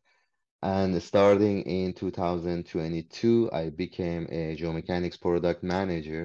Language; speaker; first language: English; non-native, fluent; Persian